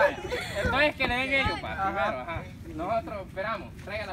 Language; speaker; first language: Spanish; native; Spanish